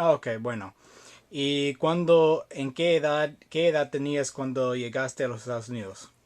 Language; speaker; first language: Spanish; non-native, fluent; English